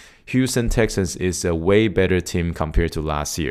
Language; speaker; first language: English; non-native, fluent; Chinese